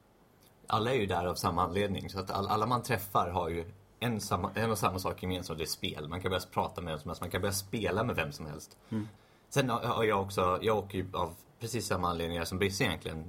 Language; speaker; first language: Swedish; native; Swedish